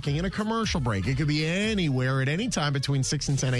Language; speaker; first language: English; native; English